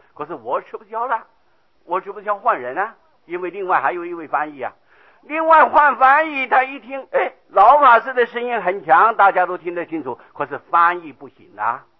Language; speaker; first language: Chinese; non-native, local second language; Hakka Chinese